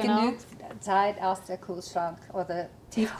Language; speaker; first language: German; non-native, learner; English